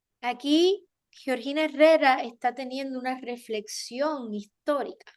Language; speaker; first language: Spanish; native; Spanish